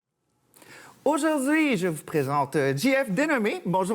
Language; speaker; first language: French; native; French